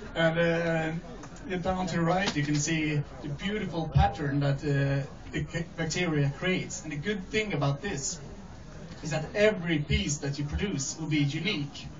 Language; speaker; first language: English; non-native, fluent; Swedish